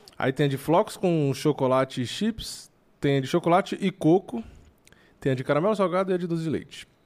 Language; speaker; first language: Portuguese; native; Portuguese